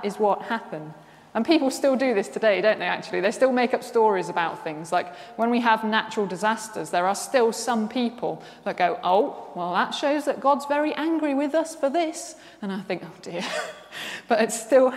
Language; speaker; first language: English; native; English